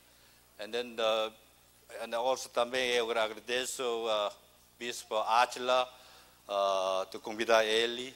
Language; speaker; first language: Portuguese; non-native, learner; Korean